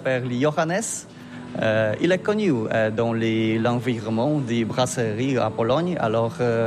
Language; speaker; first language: French; non-native, learner; Polish